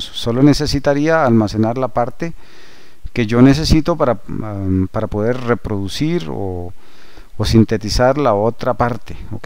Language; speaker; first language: Spanish; native; Spanish